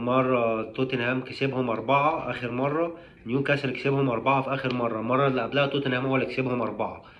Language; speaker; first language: Arabic; native; Arabic